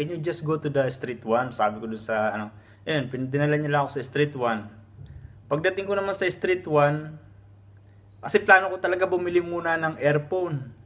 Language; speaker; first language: Filipino; native; Filipino